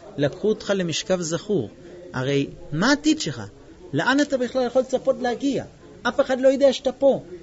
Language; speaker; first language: Hebrew; non-native, fluent; English